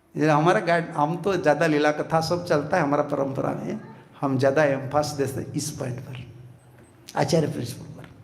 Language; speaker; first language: Hindi; non-native, local second language; Bangla